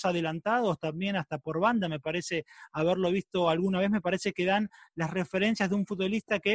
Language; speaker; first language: Spanish; native; Spanish